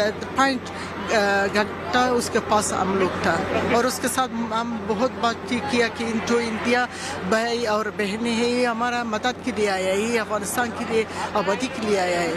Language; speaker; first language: Hindi; non-native, learner; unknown